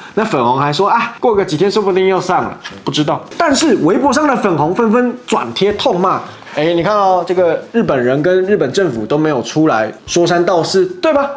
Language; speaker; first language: Chinese; native; Chinese